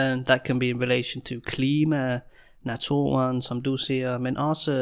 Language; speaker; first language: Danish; non-native, fluent; English